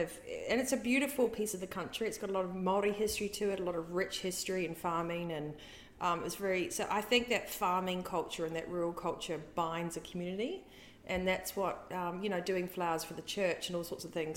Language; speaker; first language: English; native; English